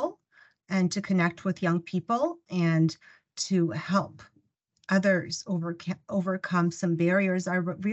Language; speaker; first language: English; non-native, fluent; Russian